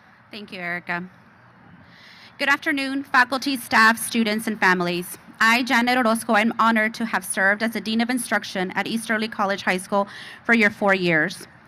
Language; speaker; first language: English; early bilingual, other home language; Spanish